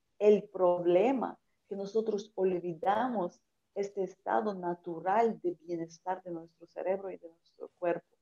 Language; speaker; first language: Spanish; non-native, fluent; Ukrainian